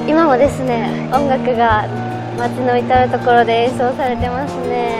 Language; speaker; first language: Japanese; native; Japanese